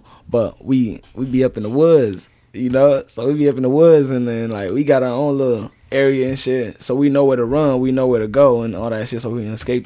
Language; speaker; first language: English; early bilingual, other home language; Rundi